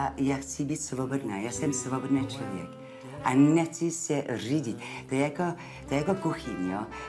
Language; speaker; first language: Czech; non-native, fluent; French